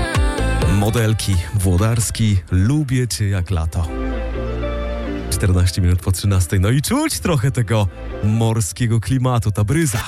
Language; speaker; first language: Polish; native; Polish